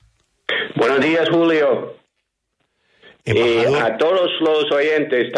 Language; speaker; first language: Spanish; non-native, fluent; English